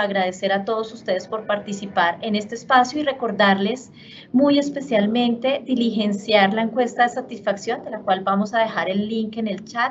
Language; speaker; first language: Spanish; native; Spanish